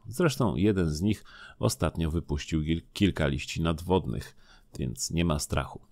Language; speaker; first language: Polish; native; Polish